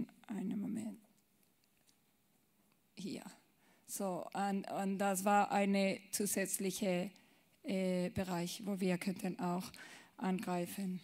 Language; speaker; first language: German; non-native, learner; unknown